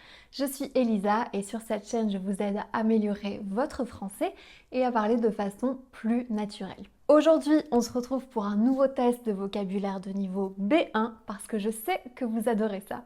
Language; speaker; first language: French; native; French